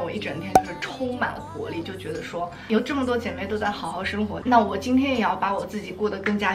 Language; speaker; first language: Chinese; native; Chinese